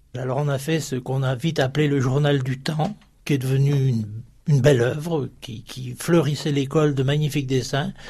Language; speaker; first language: French; native; French